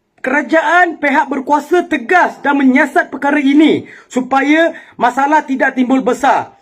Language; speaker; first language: Malay; non-native, local second language; Tamil